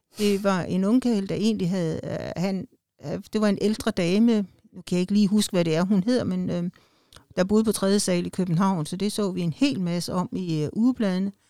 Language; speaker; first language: Danish; native; Danish